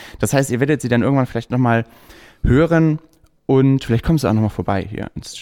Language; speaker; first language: German; native; German